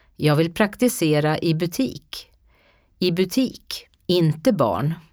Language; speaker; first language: Swedish; native; Swedish